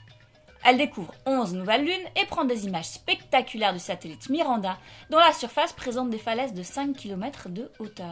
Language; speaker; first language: French; native; French